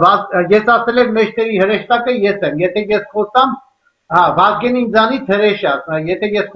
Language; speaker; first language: Armenian; native; Armenian